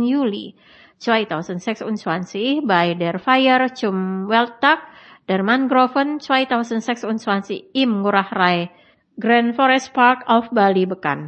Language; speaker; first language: German; non-native, fluent; Indonesian